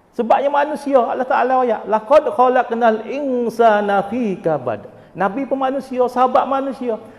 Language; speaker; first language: Malay; native; Malay